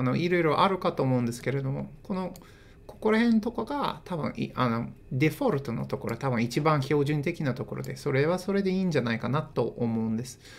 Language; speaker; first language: Japanese; non-native, fluent; English